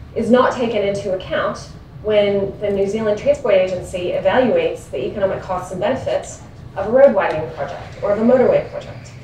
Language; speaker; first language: English; native; English